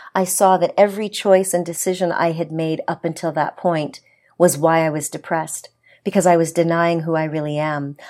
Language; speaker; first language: English; native; English